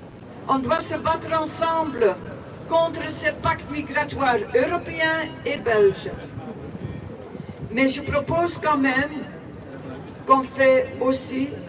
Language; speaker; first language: French; non-native, local second language; Dutch